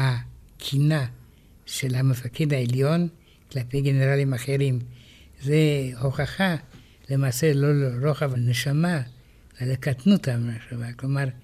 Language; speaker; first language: Hebrew; non-native, fluent; Romanian